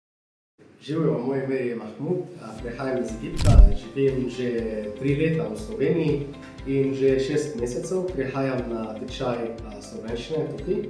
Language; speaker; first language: Slovenian; non-native, learner; Arabic